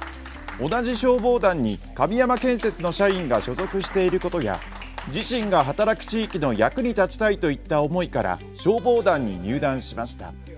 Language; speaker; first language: Japanese; native; Japanese